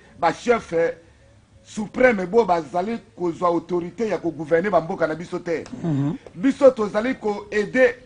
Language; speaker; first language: Lingala; native; Lingala